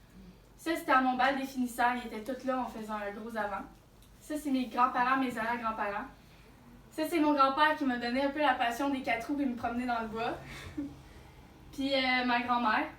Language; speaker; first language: French; native; French